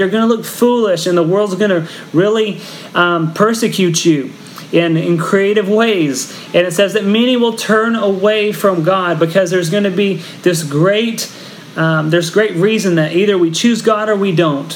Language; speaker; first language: English; native; English